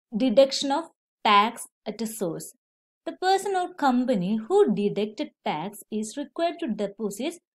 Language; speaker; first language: English; non-native, local second language; Malayalam